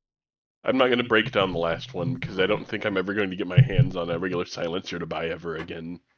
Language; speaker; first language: English; native; English